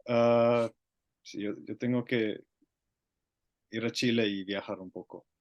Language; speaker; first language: Spanish; non-native, learner; Finnish